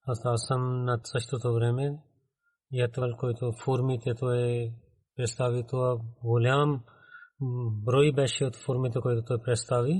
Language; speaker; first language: Bulgarian; non-native, learner; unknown